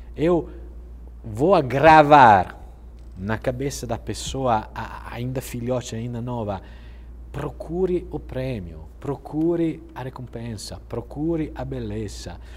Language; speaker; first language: Portuguese; non-native, fluent; Italian